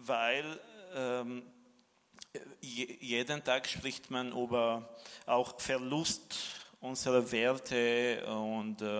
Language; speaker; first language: German; non-native, fluent; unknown